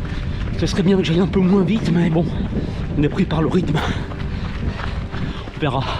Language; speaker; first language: French; native; French